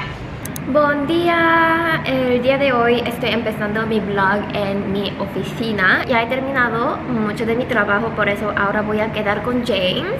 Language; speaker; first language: Spanish; non-native, fluent; Korean